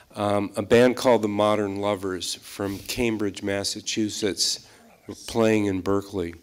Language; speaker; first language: English; native; English